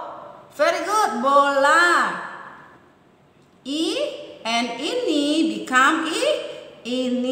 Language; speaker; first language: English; non-native, learner; Indonesian